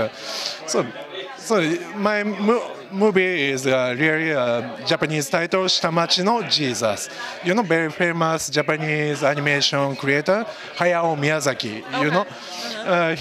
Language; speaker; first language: English; non-native, learner; Japanese